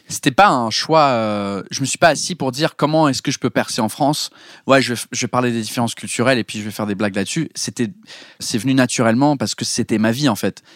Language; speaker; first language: French; non-native, fluent; English